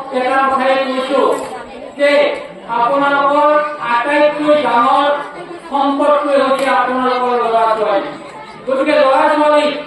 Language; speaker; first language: Assamese; native; Assamese